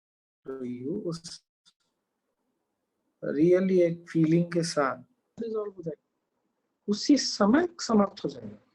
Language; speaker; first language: Hindi; native; Hindi